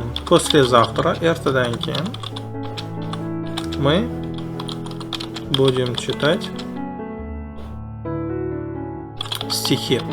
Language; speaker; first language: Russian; non-native, fluent; Uzbek